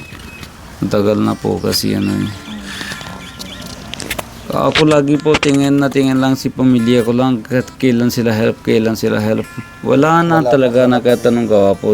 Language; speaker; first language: Filipino; non-native, learner; Punjabi